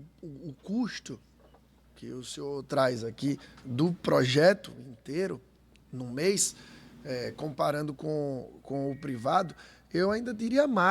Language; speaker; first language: Portuguese; native; Portuguese